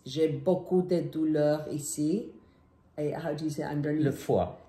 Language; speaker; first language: French; non-native, learner; English